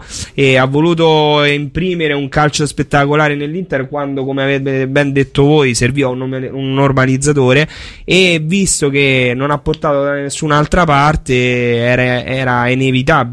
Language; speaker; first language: Italian; native; Italian